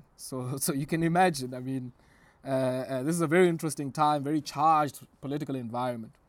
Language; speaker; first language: English; non-native, local second language; Xhosa